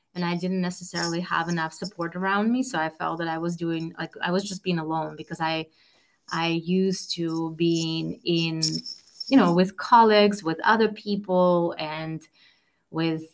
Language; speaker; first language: English; non-native, fluent; Russian